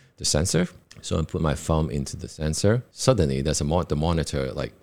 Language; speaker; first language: English; non-native, local second language; Cantonese